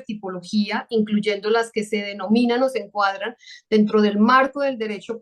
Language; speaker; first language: Spanish; native; Spanish